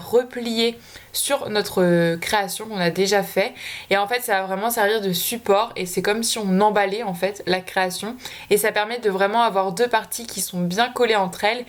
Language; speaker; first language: French; native; French